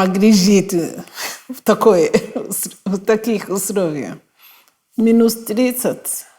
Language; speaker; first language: Russian; non-native, fluent; Kinyarwanda